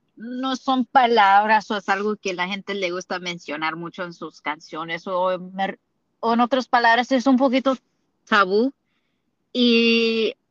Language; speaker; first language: Spanish; early bilingual, heritage; Spanish